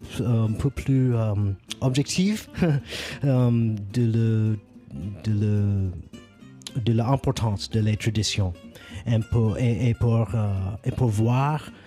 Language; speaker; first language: French; non-native, learner; English